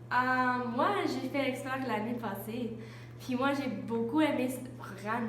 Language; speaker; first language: French; non-native, local second language; English